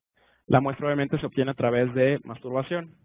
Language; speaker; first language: Spanish; native; Spanish